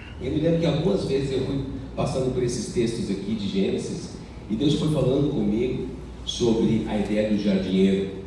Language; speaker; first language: Portuguese; non-native, fluent; English